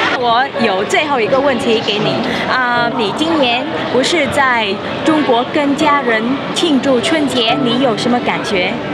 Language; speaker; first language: Chinese; non-native, fluent; Vietnamese